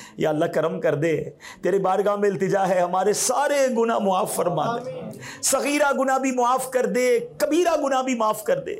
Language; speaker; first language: Urdu; native; Urdu